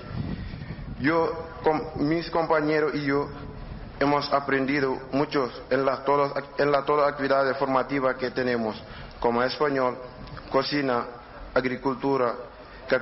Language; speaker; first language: Spanish; non-native, learner; Wolof